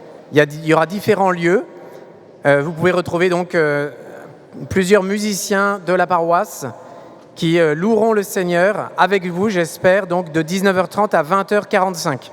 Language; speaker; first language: French; native; French